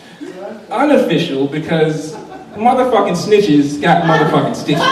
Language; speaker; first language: English; native; English